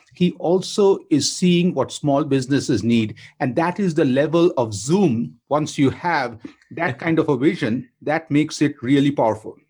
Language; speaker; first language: English; non-native, local second language; Bangla